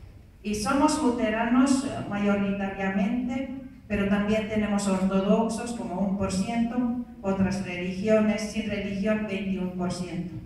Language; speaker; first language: Spanish; non-native, fluent; Finnish